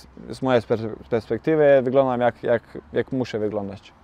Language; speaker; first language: Polish; non-native, learner; Bosnian